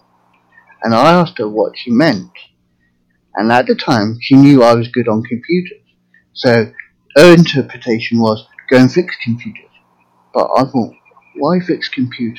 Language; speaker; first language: English; native; English